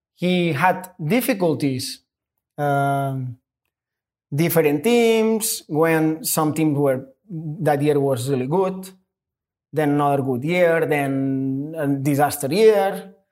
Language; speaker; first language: English; non-native, fluent; Spanish